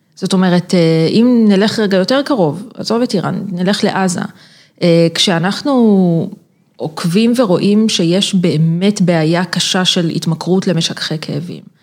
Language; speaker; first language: Hebrew; native; Hebrew